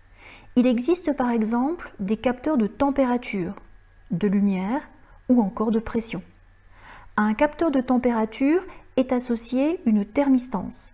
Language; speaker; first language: French; native; French